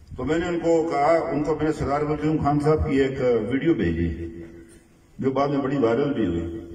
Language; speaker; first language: Urdu; non-native, local second language; Pahari-Potwari